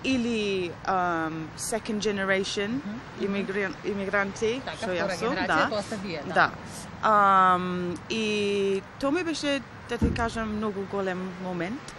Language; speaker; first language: Macedonian; early bilingual, heritage; Macedonian